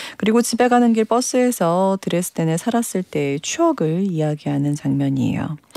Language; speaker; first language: Korean; native; Korean